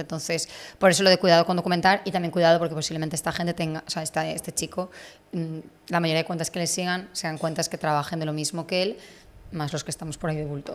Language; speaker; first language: Spanish; native; Spanish